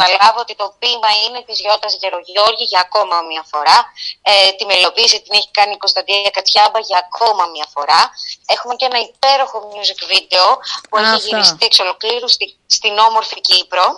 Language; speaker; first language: Greek; native; Greek